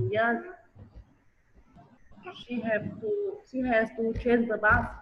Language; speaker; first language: English; non-native, learner; Vietnamese